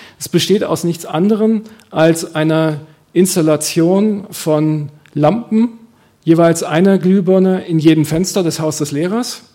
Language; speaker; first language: German; native; German